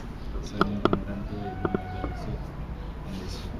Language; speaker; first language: Spanish; non-native, learner; Haitian Creole